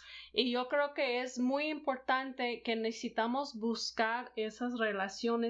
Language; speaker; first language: Spanish; non-native, fluent; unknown